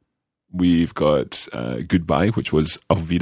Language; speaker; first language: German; non-native, learner; English